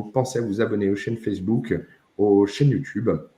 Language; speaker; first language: French; native; French